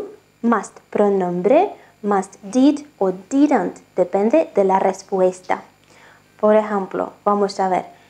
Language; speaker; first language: Spanish; non-native, fluent; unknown